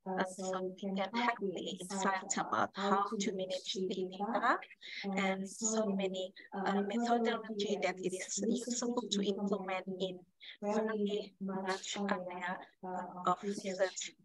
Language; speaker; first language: English; non-native, fluent; Indonesian